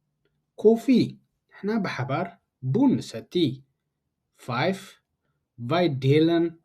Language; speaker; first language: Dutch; non-native, learner; Tigrinya